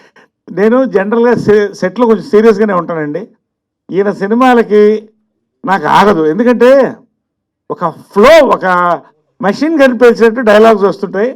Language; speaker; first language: Telugu; native; Telugu